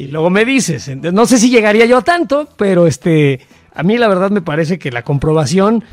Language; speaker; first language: Spanish; native; Spanish